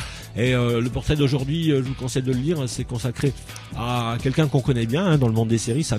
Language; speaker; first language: French; native; French